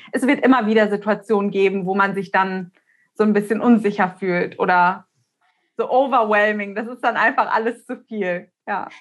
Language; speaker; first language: German; native; German